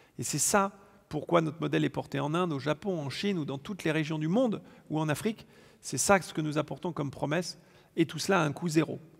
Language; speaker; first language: French; native; French